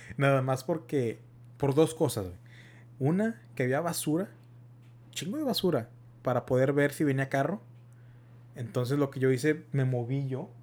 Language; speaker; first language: Spanish; early bilingual, heritage; Spanish